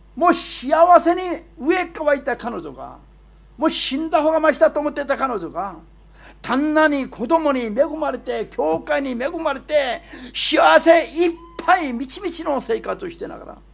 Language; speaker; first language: Japanese; non-native, fluent; Korean